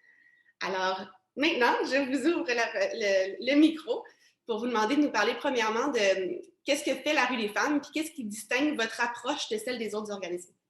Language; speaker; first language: French; native; French